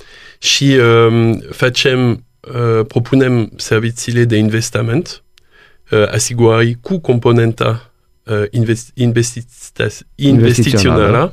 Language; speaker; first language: Romanian; non-native, learner; French